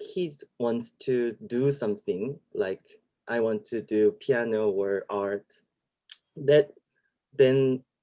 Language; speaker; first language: English; non-native, learner; Korean